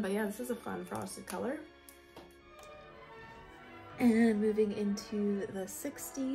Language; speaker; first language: English; native; English